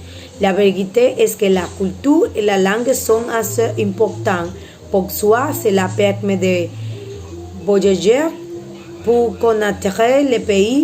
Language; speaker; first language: French; non-native, learner; Spanish